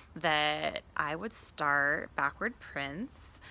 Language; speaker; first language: English; native; English